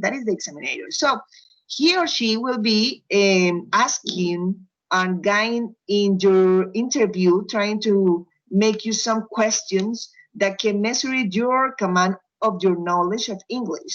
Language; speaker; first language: English; non-native, fluent; Spanish